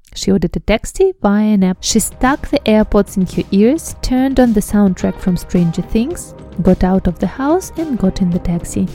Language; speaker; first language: English; non-native, fluent; Russian